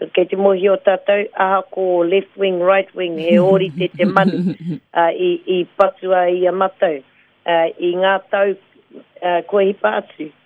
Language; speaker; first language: Māori; non-native, local second language; English